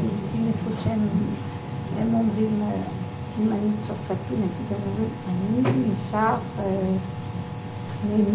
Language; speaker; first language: Hebrew; non-native, fluent; French